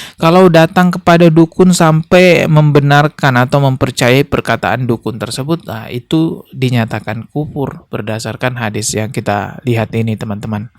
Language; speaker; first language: Indonesian; native; Indonesian